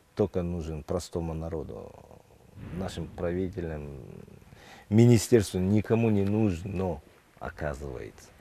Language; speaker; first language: Russian; non-native, local second language; Kyrgyz